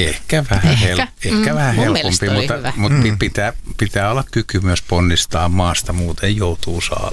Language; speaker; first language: Finnish; native; Finnish